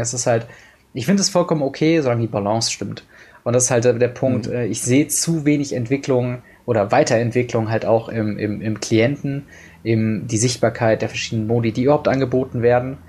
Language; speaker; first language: German; native; German